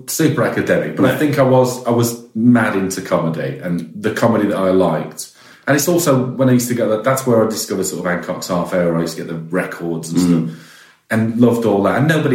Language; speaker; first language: English; native; English